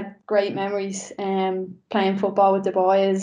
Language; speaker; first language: English; native; English